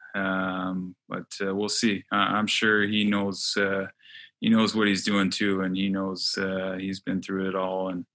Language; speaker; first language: English; native; English